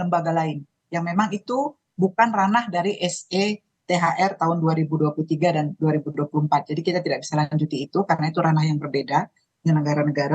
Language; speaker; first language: Indonesian; native; Indonesian